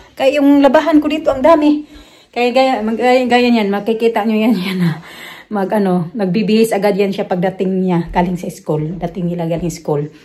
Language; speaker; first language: Filipino; non-native, local second language; Cebuano